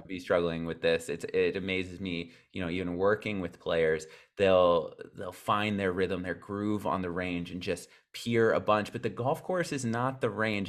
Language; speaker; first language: English; native; English